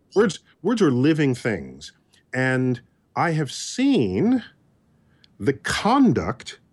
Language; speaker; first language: English; native; English